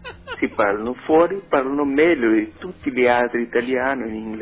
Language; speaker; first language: Italian; non-native, fluent; Portuguese